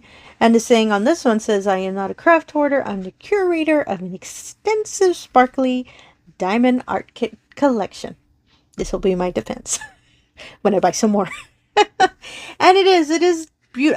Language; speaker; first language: English; native; English